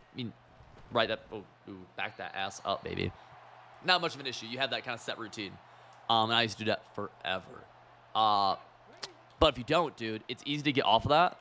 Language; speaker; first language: English; native; English